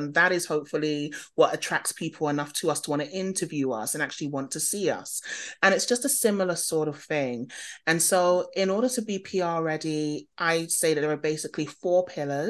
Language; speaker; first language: English; native; English